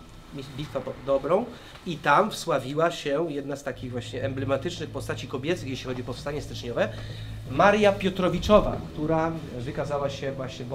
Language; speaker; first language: Polish; native; Polish